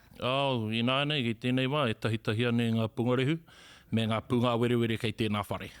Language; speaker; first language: Māori; native; Māori